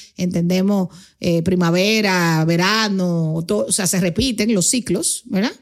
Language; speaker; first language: Spanish; native; Spanish